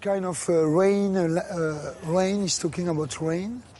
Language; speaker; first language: English; non-native, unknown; French